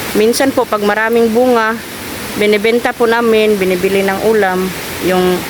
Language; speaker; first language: Filipino; non-native, local second language; Cebuano